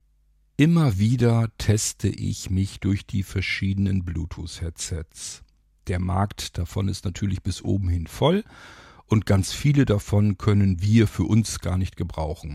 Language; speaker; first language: German; native; German